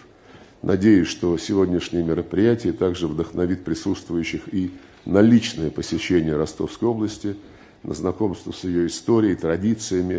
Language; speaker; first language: Russian; native; Russian